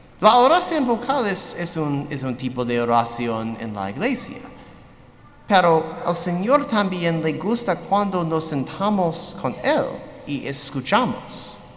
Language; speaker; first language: Spanish; non-native, learner; English